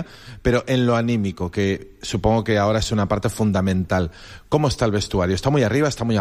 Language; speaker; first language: Spanish; native; Spanish